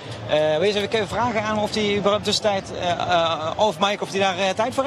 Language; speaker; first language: Dutch; native; Dutch